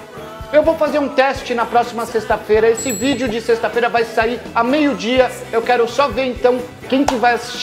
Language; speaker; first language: Portuguese; native; Portuguese